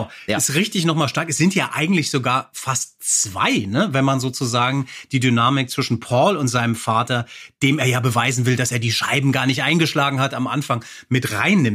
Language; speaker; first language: German; native; German